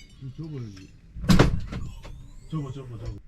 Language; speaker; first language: Korean; native; Korean